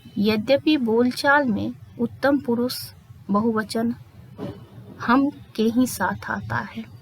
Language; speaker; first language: Hindi; native; Hindi